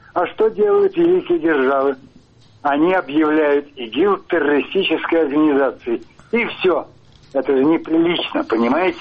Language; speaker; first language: Russian; native; Russian